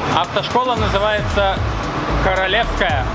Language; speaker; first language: Russian; native; Russian